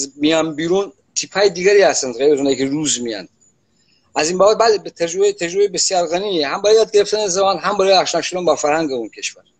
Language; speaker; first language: Persian; non-native, local second language; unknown